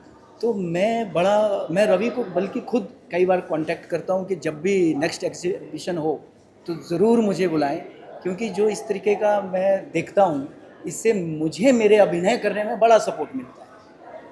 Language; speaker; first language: Hindi; native; Hindi